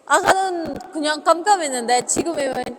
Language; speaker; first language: Korean; non-native, learner; Filipino